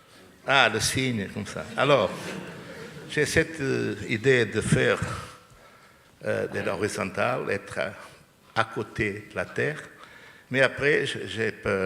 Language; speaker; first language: French; non-native, fluent; Portuguese